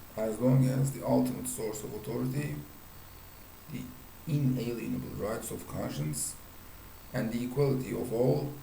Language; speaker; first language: English; non-native, fluent; Turkish